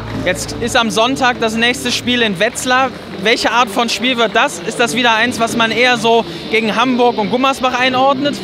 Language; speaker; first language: German; native; German